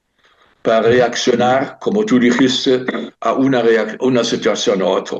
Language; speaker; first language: Spanish; non-native, fluent; German